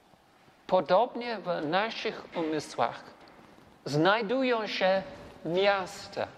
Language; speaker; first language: Polish; non-native, learner; English